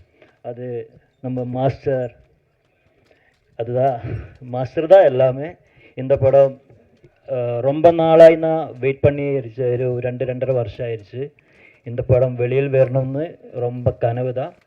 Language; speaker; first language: Tamil; non-native, learner; Malayalam